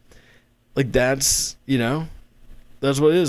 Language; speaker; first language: English; native; English